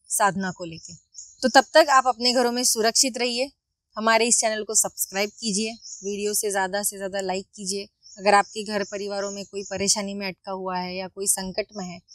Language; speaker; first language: Hindi; non-native, local second language; Marathi